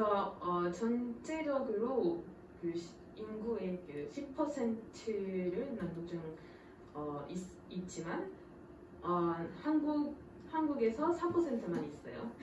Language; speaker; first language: Korean; non-native, fluent; French